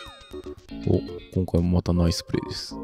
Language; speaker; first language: Japanese; native; Japanese